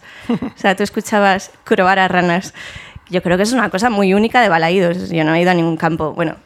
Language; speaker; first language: Spanish; native; Spanish